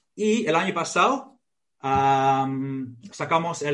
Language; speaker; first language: Spanish; non-native, fluent; English